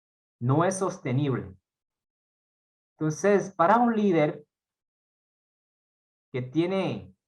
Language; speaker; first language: Spanish; non-native, fluent; Korean